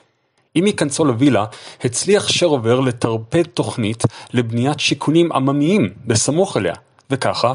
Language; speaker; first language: Hebrew; native; Hebrew